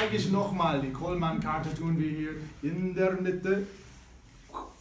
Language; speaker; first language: German; non-native, fluent; English